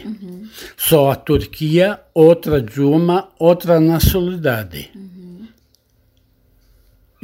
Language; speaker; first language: Portuguese; non-native, learner; Arabic